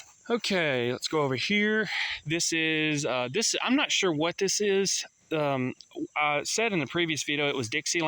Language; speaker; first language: English; native; English